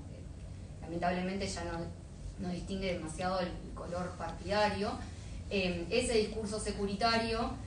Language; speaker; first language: Spanish; native; Spanish